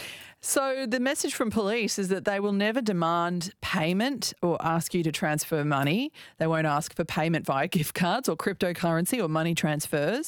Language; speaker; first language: English; native; English